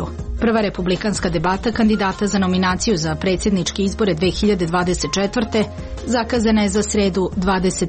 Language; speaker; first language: Serbian; native; Serbian